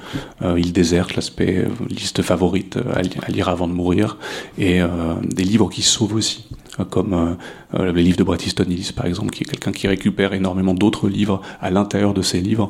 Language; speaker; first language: French; native; French